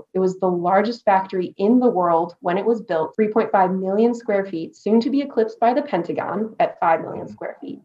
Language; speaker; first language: English; native; English